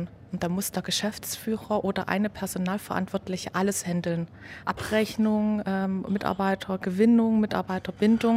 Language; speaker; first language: German; native; German